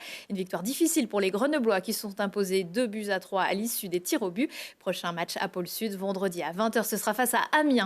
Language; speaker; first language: French; native; French